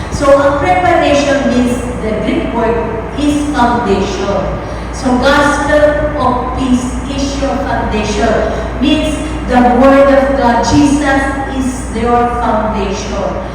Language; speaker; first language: English; non-native, local second language; Filipino